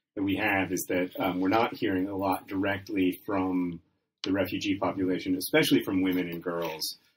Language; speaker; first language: English; native; English